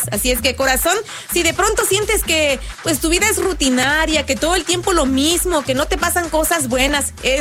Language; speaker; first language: Spanish; native; Spanish